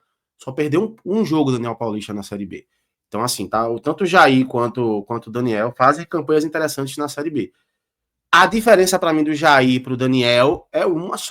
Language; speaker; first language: Portuguese; native; Portuguese